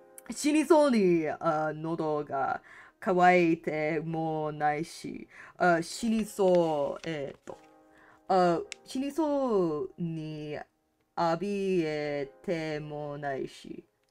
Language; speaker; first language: Japanese; non-native, learner; English